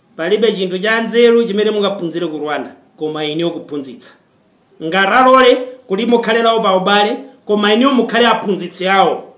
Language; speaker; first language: Nyanja; non-native, fluent; Kinyarwanda